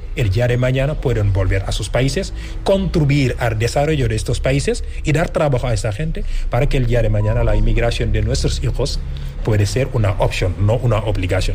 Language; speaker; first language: Spanish; non-native, fluent; Wolof